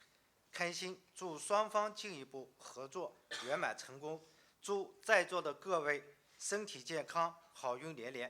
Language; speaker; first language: Chinese; native; Chinese